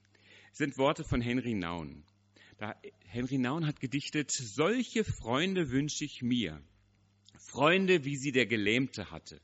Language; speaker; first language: German; native; German